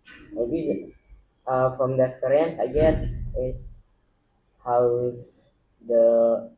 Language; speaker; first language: English; non-native, learner; Indonesian